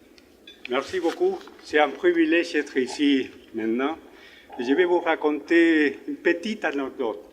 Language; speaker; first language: French; non-native, fluent; Spanish